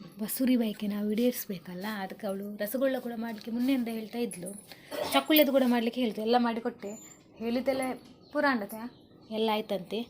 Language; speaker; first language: Kannada; non-native, local second language; Tulu